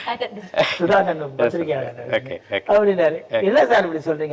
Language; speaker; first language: Tamil; native; Tamil